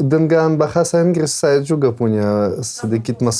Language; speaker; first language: Indonesian; non-native, learner; Russian